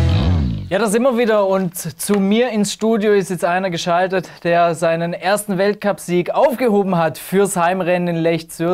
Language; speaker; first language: German; native; German